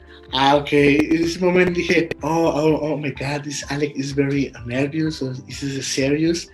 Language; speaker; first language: English; non-native, learner; Spanish